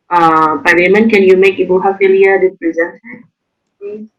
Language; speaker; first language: English; non-native, fluent; Indonesian